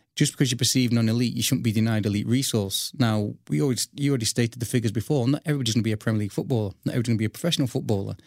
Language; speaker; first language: English; native; English